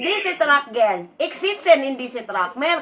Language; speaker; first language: German; non-native, learner; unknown